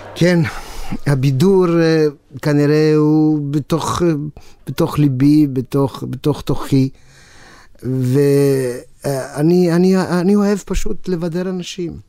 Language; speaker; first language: Hebrew; non-native, fluent; Romanian